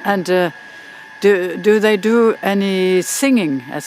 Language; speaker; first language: English; non-native, fluent; French